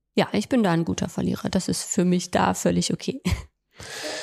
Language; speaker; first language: German; native; German